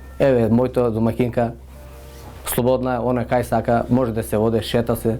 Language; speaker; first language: Macedonian; non-native, local second language; Turkish